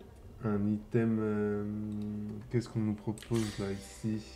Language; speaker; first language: French; native; French